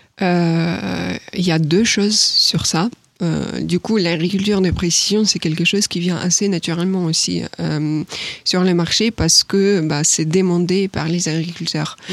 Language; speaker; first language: French; non-native, fluent; Ukrainian